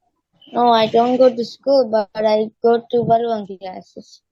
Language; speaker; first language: English; non-native, learner; Tamil